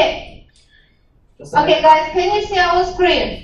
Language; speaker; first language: English; non-native, fluent; Russian